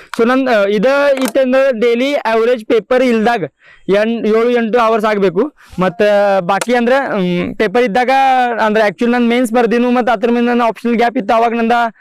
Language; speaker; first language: Kannada; non-native, local second language; Marathi